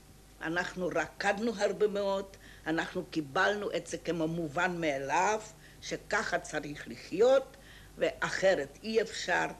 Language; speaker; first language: Hebrew; non-native, fluent; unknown